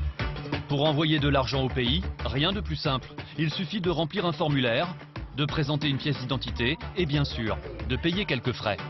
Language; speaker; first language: French; native; French